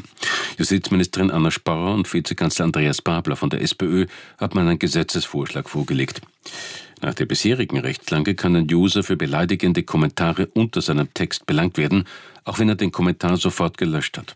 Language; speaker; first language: German; native; German